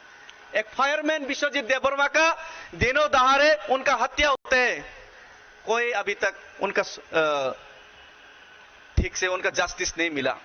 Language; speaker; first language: Hindi; non-native, local second language; Kok Borok